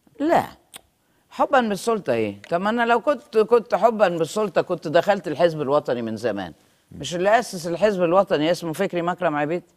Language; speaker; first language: Arabic; native; Arabic